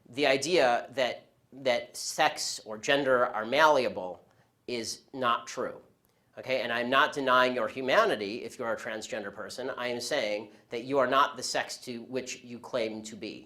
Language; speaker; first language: English; native; English